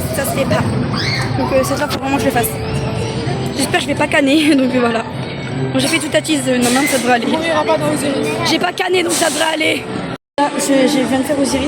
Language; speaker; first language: French; native; French